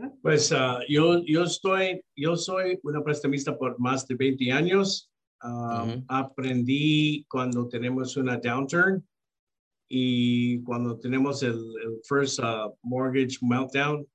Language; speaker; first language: Spanish; early bilingual, heritage; Spanish